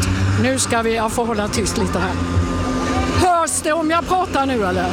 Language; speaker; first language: Swedish; native; Swedish